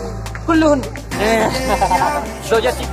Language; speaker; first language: Arabic; non-native, learner; Indonesian